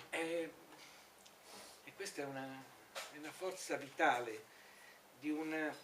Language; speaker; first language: Italian; native; Italian